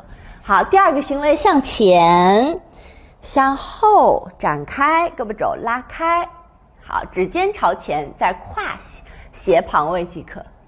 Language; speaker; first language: Chinese; native; Chinese